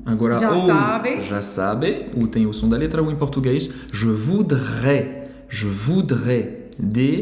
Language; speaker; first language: Portuguese; non-native, fluent; French